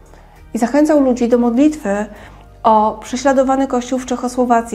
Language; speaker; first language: Polish; native; Polish